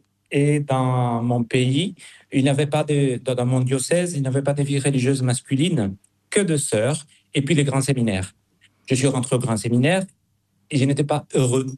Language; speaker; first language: French; non-native, fluent; Spanish